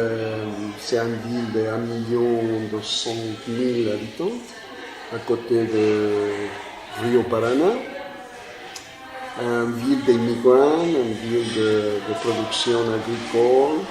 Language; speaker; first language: French; non-native, fluent; Spanish